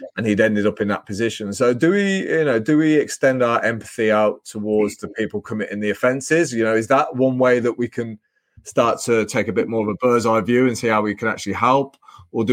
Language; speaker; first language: English; native; English